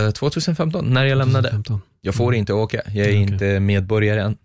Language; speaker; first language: Swedish; non-native, fluent; Arabic